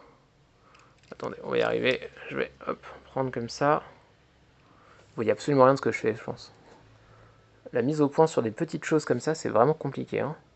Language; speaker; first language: French; native; French